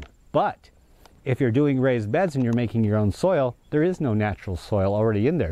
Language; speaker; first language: English; native; English